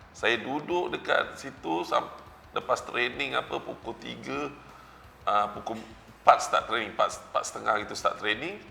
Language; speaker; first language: Malay; native; Malay